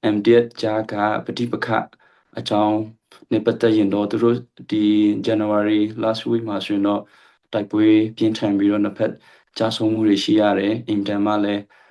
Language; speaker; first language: Burmese; non-native, local second language; Hakha Chin